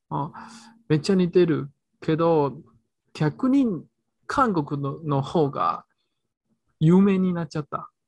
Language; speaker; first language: Japanese; non-native, learner; Chinese